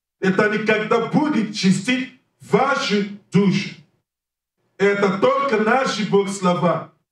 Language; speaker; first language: Russian; non-native, learner; English